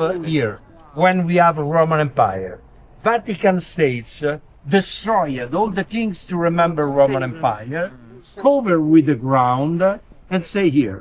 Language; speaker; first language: English; non-native, learner; Italian